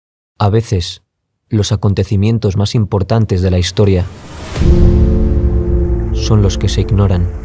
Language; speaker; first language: Spanish; native; Spanish